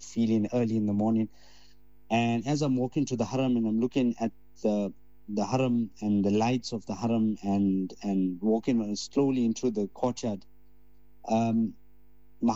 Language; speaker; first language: English; native; English